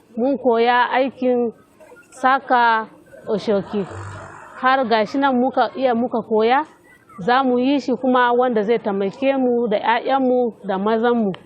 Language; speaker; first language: Hausa; non-native, local second language; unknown